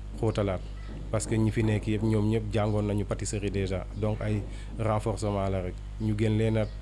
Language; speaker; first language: Wolof; native; Wolof